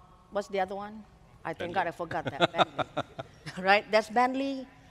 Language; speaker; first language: English; non-native, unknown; Indonesian